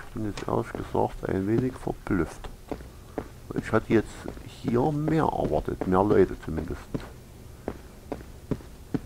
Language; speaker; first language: German; native; German